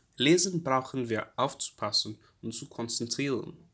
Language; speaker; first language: German; non-native, learner; English